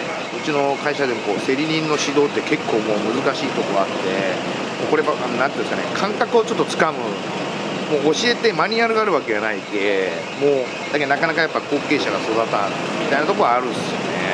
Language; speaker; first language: Japanese; native; Japanese